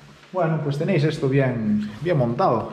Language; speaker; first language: Spanish; native; Spanish